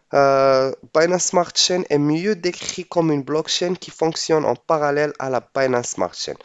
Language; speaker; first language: French; non-native, local second language; Arabic